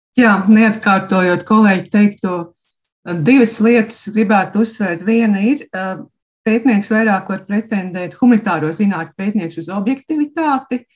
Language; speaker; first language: Latvian; native; Latvian